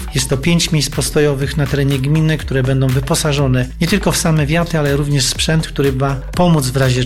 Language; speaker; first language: Polish; native; Polish